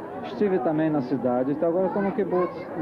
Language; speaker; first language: Portuguese; non-native, learner; Hebrew